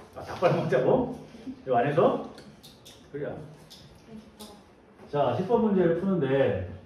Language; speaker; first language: Korean; native; Korean